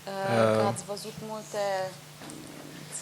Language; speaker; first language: Romanian; early bilingual, heritage; Romanian